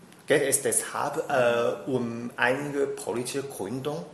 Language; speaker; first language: German; non-native, fluent; Chinese